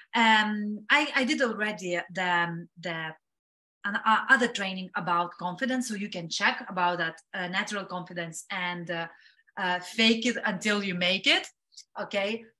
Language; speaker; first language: English; non-native, fluent; Lithuanian